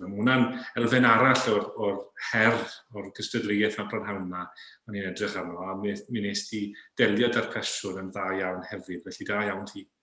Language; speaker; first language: Welsh; native; Welsh